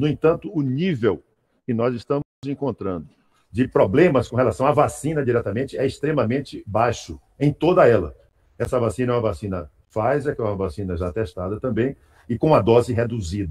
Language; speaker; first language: Portuguese; native; Portuguese